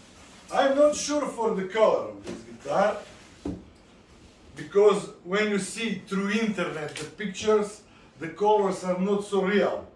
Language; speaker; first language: English; non-native, learner; Italian